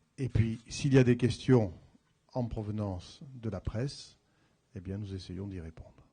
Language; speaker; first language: French; native; French